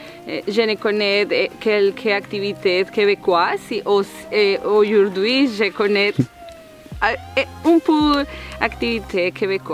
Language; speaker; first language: French; non-native, learner; Spanish